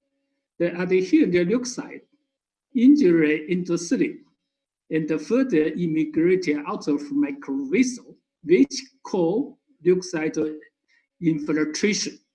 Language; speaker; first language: English; non-native, fluent; Chinese